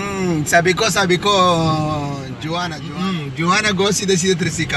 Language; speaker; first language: Filipino; non-native, learner; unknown